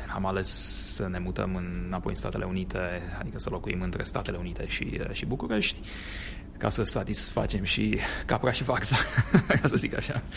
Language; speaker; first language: Romanian; native; Romanian